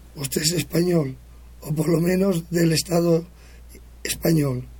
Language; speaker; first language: Spanish; native; Spanish